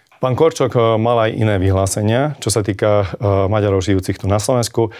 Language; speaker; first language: Slovak; non-native, local second language; Hungarian